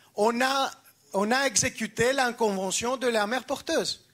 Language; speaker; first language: French; non-native, fluent; Greek